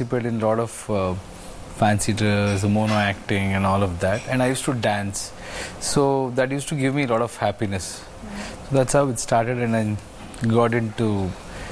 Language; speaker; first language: English; non-native, local second language; Kannada